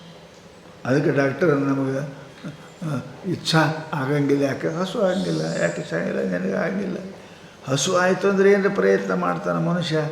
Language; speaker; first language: Kannada; native; Kannada